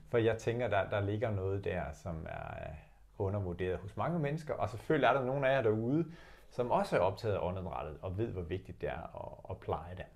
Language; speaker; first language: Danish; native; Danish